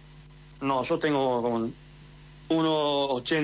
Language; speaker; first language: Spanish; early bilingual, heritage; English